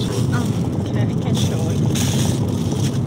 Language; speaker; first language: English; non-native, learner; Japanese